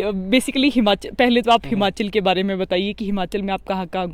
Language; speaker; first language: Hindi; native; Hindi